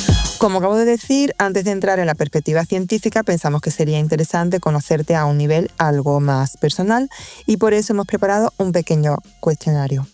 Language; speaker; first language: Spanish; native; Spanish